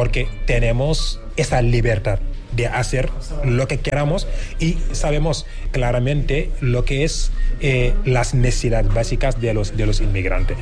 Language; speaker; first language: Spanish; non-native, fluent; Wolof